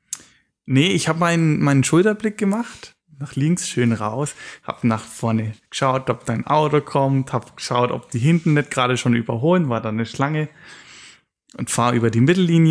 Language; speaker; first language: German; native; German